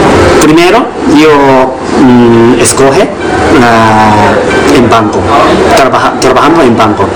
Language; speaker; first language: Spanish; non-native, learner; Japanese